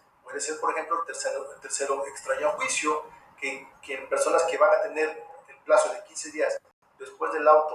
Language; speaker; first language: Spanish; native; Spanish